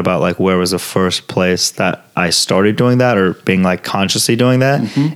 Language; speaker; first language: English; early bilingual, other home language; Italian